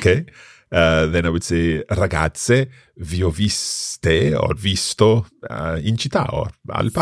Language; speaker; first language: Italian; non-native, fluent; English